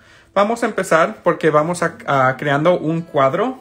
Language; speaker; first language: Spanish; early bilingual, heritage; Spanish